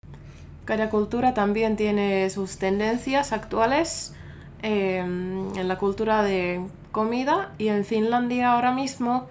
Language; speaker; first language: Spanish; non-native, fluent; Finnish